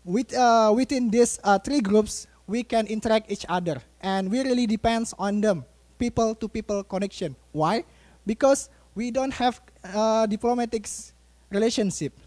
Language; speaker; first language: English; non-native, fluent; Indonesian